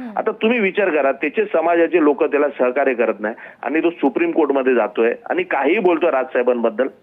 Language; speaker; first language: Marathi; non-native, local second language; Gujarati